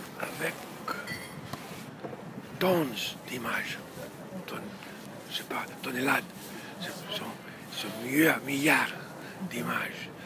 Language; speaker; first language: French; non-native, learner; Portuguese